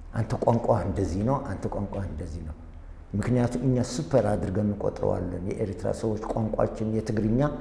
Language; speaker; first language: Amharic; non-native, local second language; Tigrinya